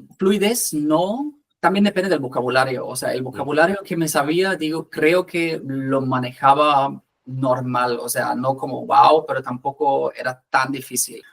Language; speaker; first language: Spanish; non-native, fluent; German